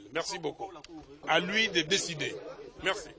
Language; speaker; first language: French; non-native, local second language; Lingala